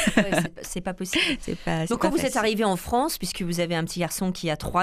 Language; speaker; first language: French; native; French